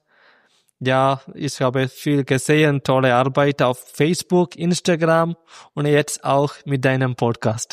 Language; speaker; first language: German; non-native, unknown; Malayalam